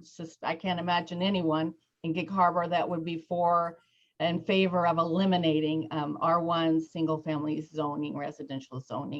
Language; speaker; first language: English; native; English